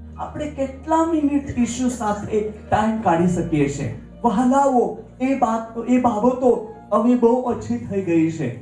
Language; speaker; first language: Gujarati; non-native, local second language; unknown